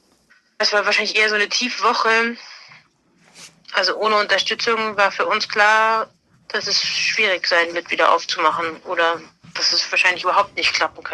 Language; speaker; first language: German; native; German